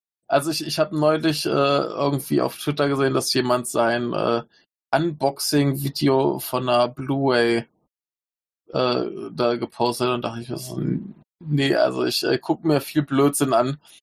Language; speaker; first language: German; native; German